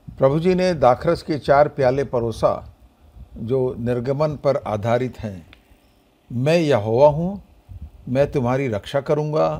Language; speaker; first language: Hindi; native; Hindi